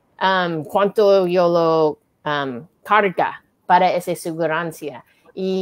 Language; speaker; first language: Spanish; non-native, learner; English